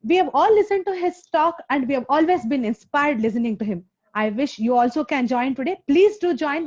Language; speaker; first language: English; non-native, local second language; Kannada